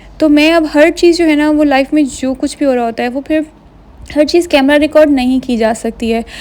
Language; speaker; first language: Urdu; native; Urdu